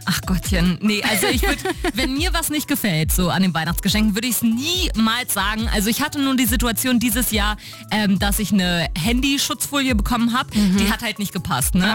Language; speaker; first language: German; native; German